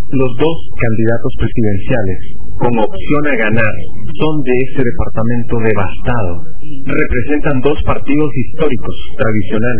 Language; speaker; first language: Spanish; native; Spanish